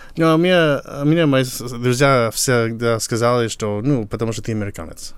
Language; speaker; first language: Russian; non-native, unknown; English